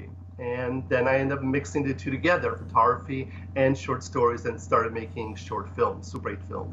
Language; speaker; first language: English; early bilingual, other home language; Polish